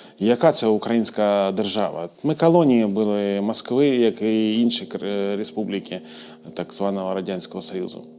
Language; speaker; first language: Ukrainian; non-native, local second language; Russian